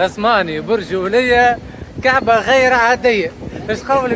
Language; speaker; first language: Arabic; native; Arabic